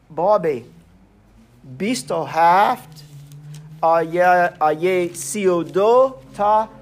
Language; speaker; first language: Persian; non-native, learner; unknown